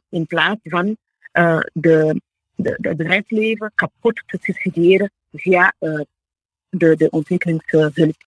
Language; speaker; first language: Dutch; non-native, fluent; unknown